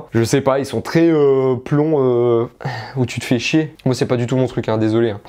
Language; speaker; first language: French; native; French